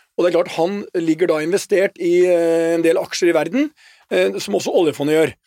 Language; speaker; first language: Norwegian; native; Norwegian